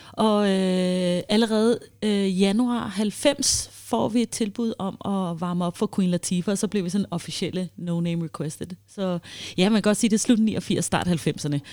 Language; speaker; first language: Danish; early bilingual, heritage; Danish